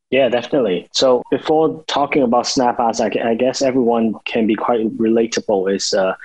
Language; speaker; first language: English; non-native, local second language; Cantonese